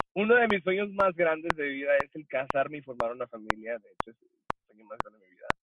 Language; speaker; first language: Spanish; early bilingual, heritage; Spanish